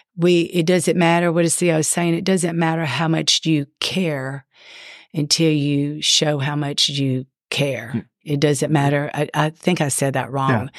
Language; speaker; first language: English; native; English